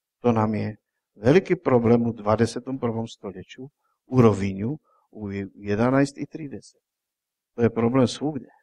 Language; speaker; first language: Croatian; non-native, fluent; Czech